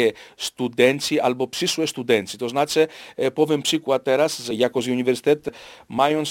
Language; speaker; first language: Polish; non-native, fluent; Greek